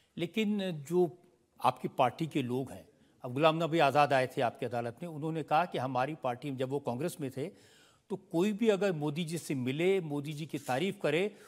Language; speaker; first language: Hindi; native; Hindi